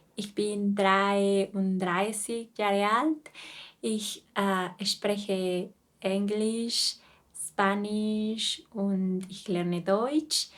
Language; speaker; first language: German; non-native, learner; Spanish